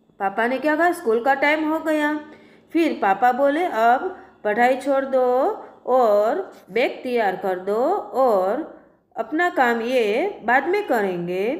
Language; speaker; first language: Hindi; non-native, local second language; Gujarati